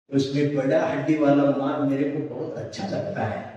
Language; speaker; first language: Hindi; non-native, local second language; Marathi